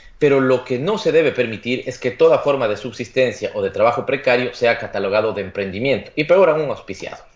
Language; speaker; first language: Spanish; native; Spanish